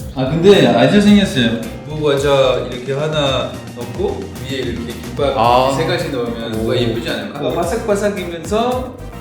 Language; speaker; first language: Korean; non-native, fluent; French